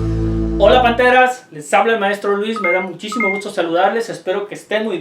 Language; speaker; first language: Spanish; native; Spanish